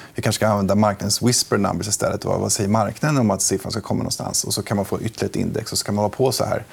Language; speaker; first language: Swedish; native; Swedish